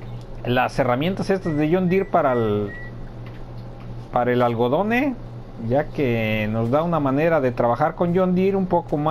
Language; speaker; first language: Spanish; native; Spanish